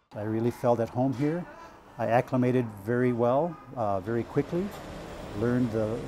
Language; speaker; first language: English; native; English